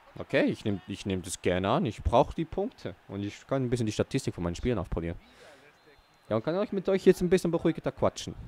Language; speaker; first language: German; early bilingual, other home language; Portuguese